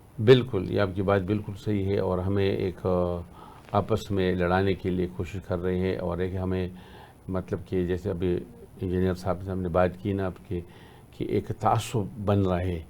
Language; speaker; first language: Urdu; non-native, local second language; Pashto